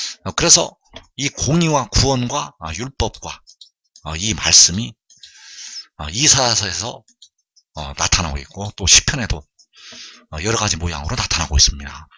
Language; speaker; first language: Korean; native; Korean